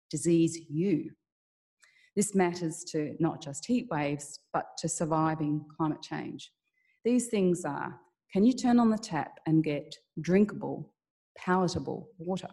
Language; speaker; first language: English; native; English